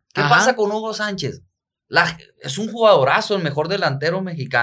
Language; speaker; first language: Spanish; native; Spanish